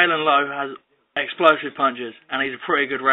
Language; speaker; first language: English; native; English